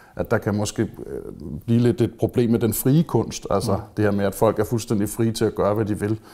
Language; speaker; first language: Danish; native; Danish